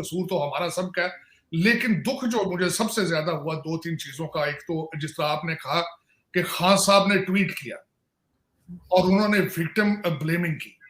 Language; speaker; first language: Hindi; native; Hindi